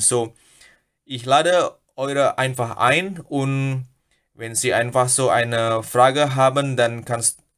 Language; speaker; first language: German; non-native, learner; Indonesian